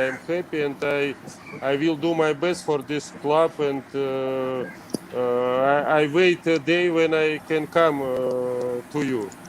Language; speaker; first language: English; non-native, learner; Russian